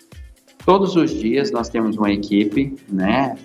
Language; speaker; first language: Portuguese; native; Portuguese